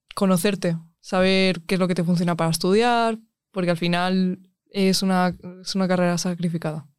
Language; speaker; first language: Spanish; native; Spanish